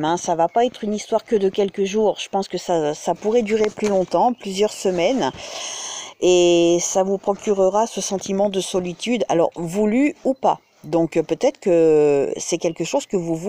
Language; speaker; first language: French; native; French